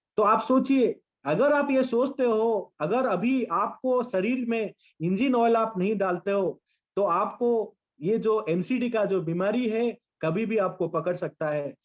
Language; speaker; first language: Hindi; non-native, local second language; Bangla